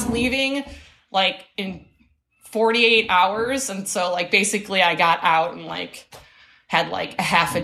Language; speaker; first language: English; native; English